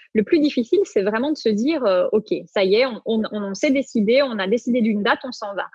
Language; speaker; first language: French; native; French